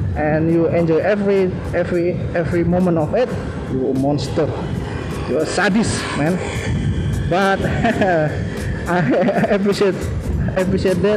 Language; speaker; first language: English; non-native, learner; Indonesian